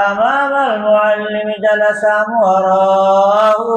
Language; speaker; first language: Arabic; non-native, fluent; Bangla